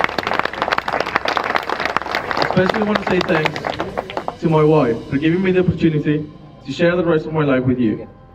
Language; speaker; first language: English; non-native, fluent; Spanish